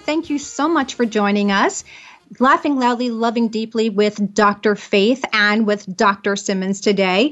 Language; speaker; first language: English; native; English